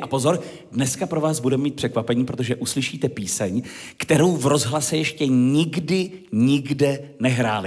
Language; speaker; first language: Czech; native; Czech